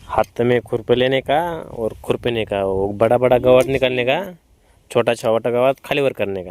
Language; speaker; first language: Hindi; non-native, local second language; Marathi